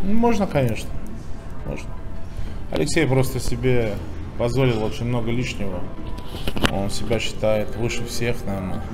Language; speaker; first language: Russian; native; Russian